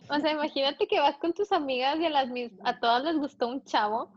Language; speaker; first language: Spanish; native; Spanish